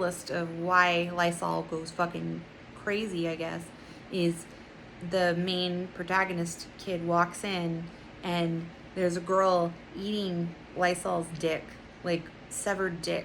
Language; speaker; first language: English; native; English